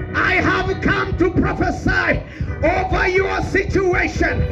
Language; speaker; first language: English; non-native, local second language; Swahili